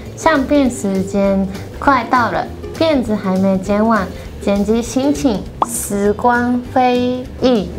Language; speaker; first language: Chinese; non-native, fluent; Japanese